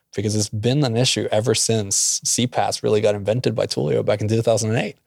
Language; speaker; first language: English; non-native, fluent; Norwegian